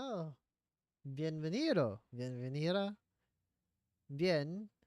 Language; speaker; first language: Spanish; non-native, learner; English